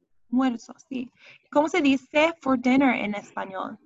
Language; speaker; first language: Spanish; non-native, fluent; English